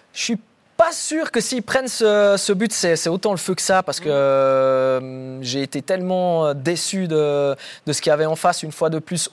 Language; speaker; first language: French; native; French